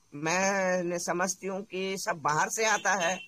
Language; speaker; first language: Hindi; native; Hindi